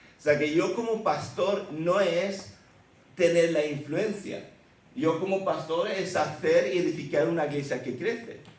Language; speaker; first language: Spanish; early bilingual, other home language; Swedish